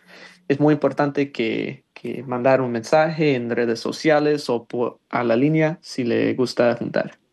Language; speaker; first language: Spanish; non-native, learner; English